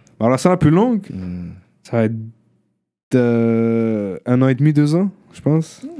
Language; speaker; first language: French; early bilingual, other home language; Arabic